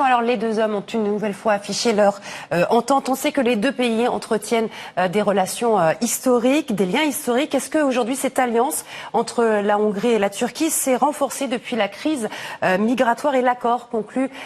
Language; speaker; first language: French; native; French